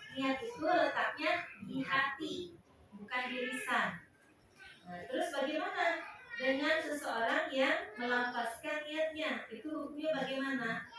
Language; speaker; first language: Indonesian; non-native, local second language; Sundanese